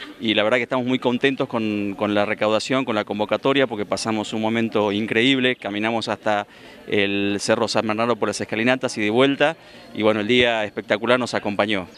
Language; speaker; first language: Spanish; native; Spanish